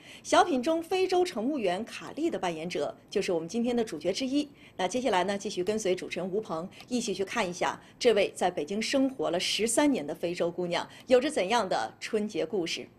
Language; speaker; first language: Chinese; native; Chinese